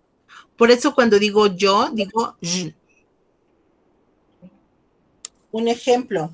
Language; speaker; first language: Spanish; native; Spanish